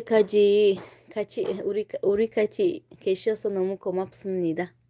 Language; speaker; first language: Korean; non-native, fluent; Tajik